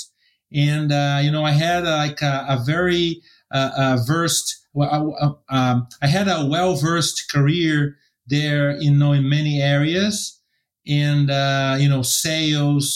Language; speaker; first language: English; non-native, fluent; Portuguese